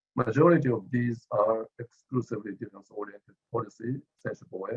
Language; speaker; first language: English; non-native, fluent; Japanese